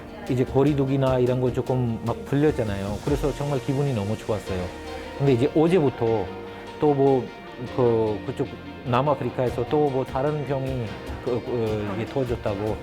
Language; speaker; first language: Korean; non-native, fluent; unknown